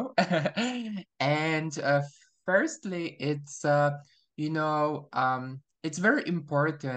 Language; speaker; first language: English; non-native, fluent; Polish